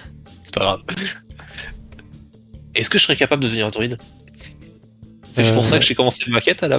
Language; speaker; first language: French; native; French